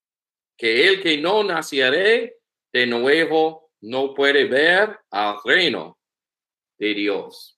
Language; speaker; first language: Spanish; non-native, learner; English